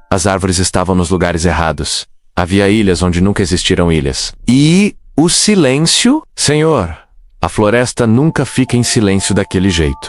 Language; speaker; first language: Portuguese; native; Portuguese